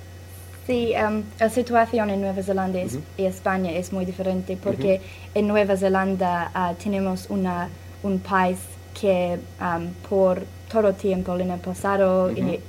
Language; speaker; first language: Spanish; non-native, learner; English